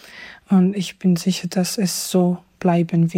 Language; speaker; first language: German; non-native, fluent; Georgian